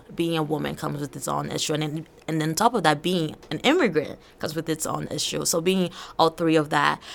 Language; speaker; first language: English; early bilingual, other home language; Portuguese